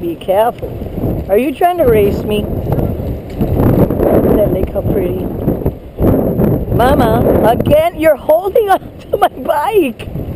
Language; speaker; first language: English; early bilingual, other home language; Spanish